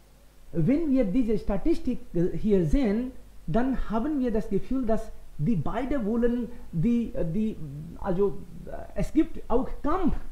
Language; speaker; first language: German; non-native, fluent; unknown